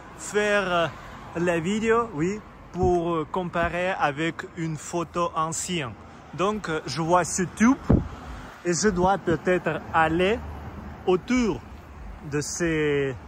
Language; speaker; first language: French; non-native, learner; Russian